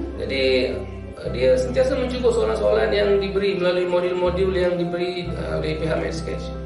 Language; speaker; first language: Malay; non-native, local second language; Tamil